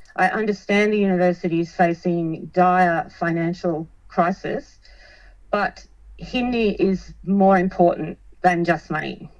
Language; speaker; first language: English; native; English